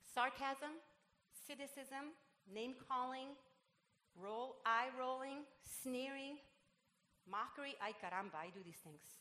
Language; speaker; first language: English; non-native, fluent; Spanish